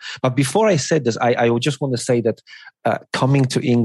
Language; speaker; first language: English; non-native, fluent; Polish